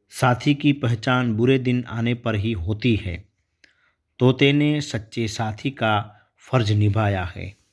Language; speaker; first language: Hindi; non-native, local second language; Gujarati